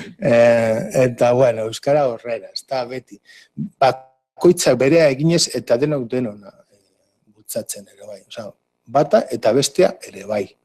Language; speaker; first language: Basque; native; Basque